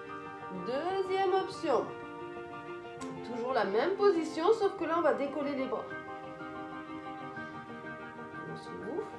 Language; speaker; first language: French; native; French